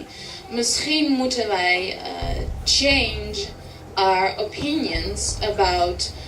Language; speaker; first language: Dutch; early bilingual, heritage; English